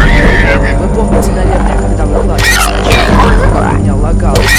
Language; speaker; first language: Russian; native; Russian